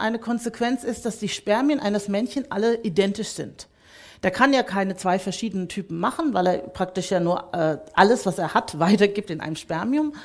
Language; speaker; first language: German; native; German